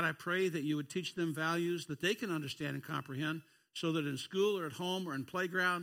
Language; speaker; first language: English; native; English